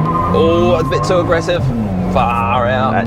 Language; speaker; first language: English; native; English